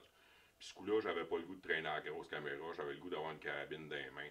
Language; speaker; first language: French; native; French